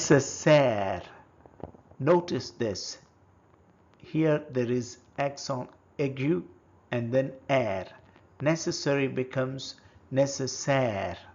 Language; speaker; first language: English; non-native, local second language; Telugu